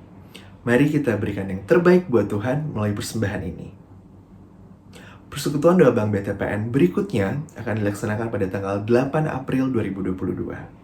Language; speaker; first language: Indonesian; native; Indonesian